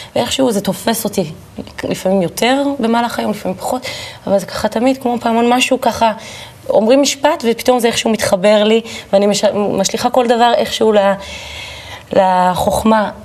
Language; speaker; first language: Hebrew; native; Hebrew